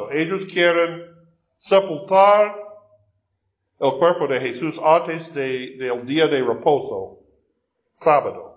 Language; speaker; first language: Spanish; non-native, learner; English